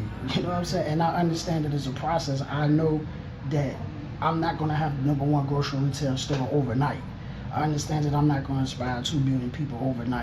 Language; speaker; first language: English; native; English